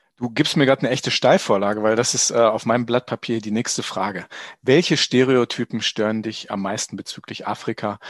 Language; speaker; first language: German; native; German